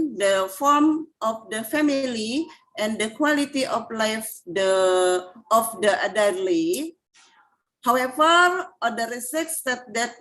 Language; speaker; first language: English; non-native, fluent; Indonesian